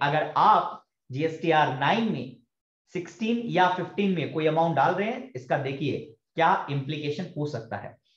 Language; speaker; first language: Hindi; native; Hindi